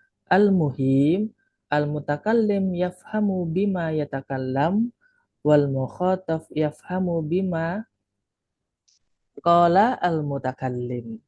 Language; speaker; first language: Arabic; non-native, fluent; Indonesian